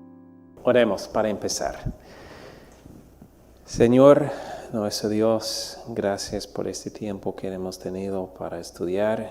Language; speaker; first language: Spanish; non-native, fluent; English